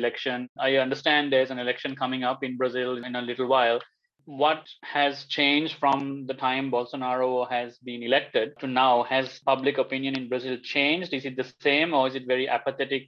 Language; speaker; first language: English; non-native, local second language; Sinhala